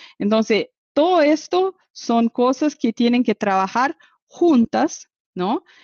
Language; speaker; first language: Spanish; non-native, fluent; Portuguese